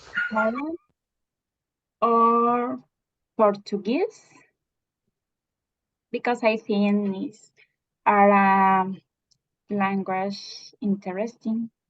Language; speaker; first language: English; non-native, learner; Spanish